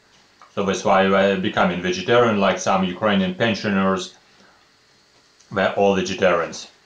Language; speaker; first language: English; non-native, fluent; Russian